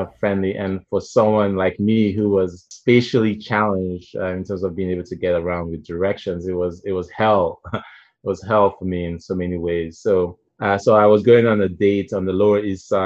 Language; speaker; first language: English; non-native, local second language; Igbo